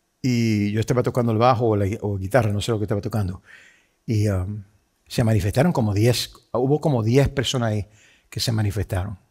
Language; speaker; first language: Spanish; early bilingual, heritage; Spanish